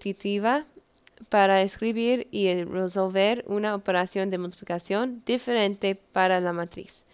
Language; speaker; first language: Spanish; early bilingual, heritage; Spanish